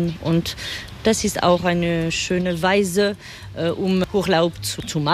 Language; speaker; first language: German; non-native, fluent; French